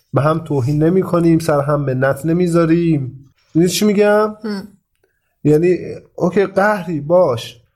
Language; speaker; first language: Persian; native; Persian